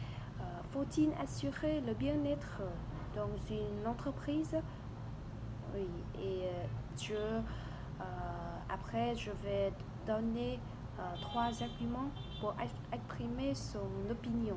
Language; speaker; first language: French; non-native, learner; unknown